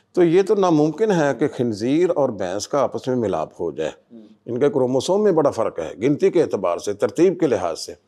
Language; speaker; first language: Urdu; native; Urdu